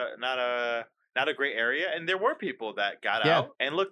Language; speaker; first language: English; native; English